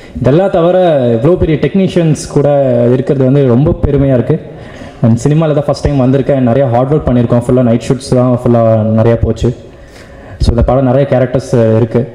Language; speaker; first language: Tamil; native; Tamil